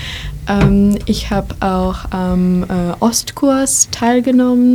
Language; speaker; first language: German; non-native, fluent; Polish